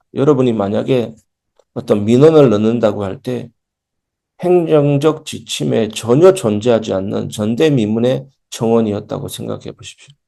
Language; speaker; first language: Korean; native; Korean